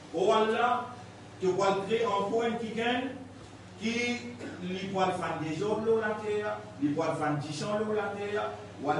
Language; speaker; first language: French; non-native, local second language; Morisyen